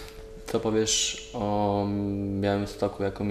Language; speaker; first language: Polish; native; Polish